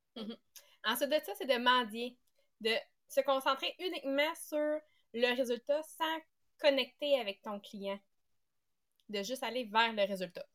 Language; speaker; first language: French; native; French